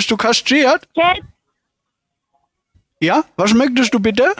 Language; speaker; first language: German; native; German